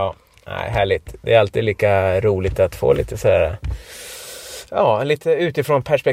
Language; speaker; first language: Swedish; native; Swedish